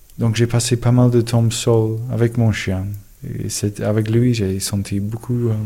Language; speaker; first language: French; non-native, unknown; English